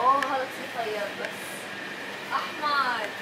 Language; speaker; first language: Arabic; native; Arabic